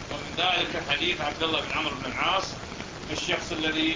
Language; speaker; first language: Arabic; native; Arabic